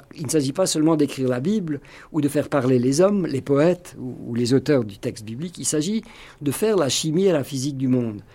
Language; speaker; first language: French; native; French